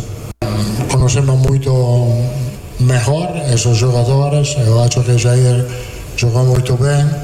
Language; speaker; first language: Portuguese; non-native, fluent; Italian